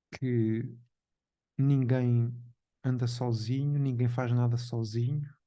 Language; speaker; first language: Portuguese; native; Portuguese